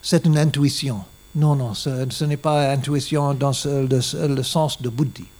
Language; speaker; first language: French; non-native, learner; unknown